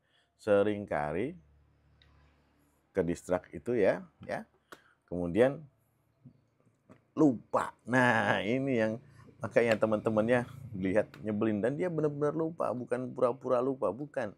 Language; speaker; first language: Indonesian; native; Indonesian